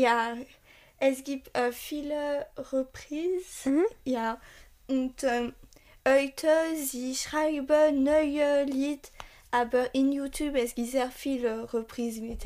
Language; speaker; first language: German; non-native, learner; French